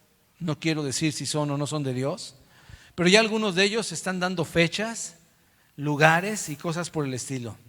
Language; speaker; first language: Spanish; native; Spanish